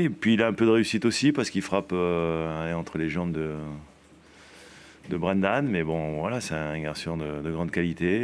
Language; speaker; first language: French; native; French